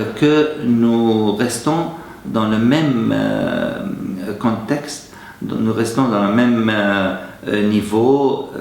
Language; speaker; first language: French; non-native, fluent; Arabic